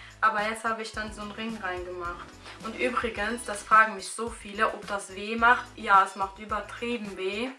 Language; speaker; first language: German; early bilingual, other home language; Albanian